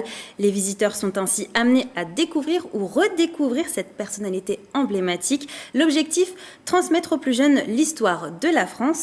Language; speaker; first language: French; native; French